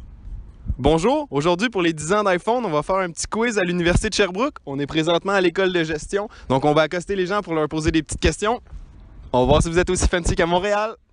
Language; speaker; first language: French; native; French